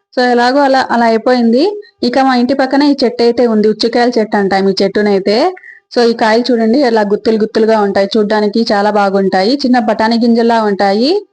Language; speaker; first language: Telugu; native; Telugu